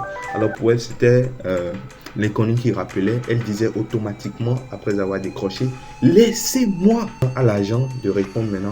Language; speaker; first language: French; native; French